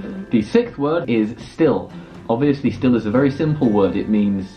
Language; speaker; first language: English; native; English